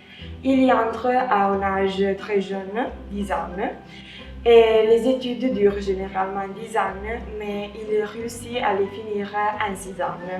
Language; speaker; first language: French; non-native, learner; Italian